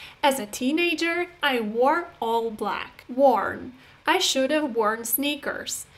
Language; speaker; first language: English; non-native, fluent; Russian